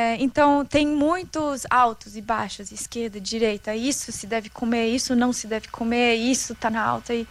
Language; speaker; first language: Portuguese; non-native, fluent; German